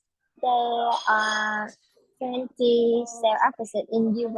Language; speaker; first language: English; non-native, learner; Vietnamese